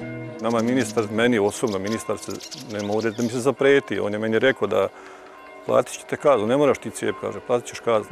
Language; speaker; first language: Croatian; native; Croatian